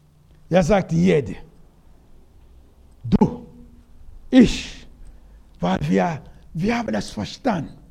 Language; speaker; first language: German; non-native, learner; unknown